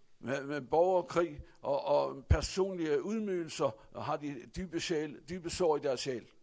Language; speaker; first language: Danish; non-native, fluent; Rundi